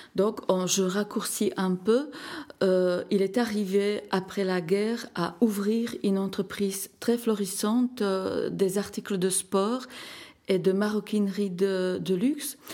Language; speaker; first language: French; non-native, fluent; Slovak